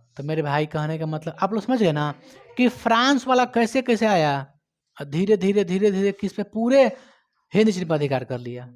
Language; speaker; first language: Hindi; native; Hindi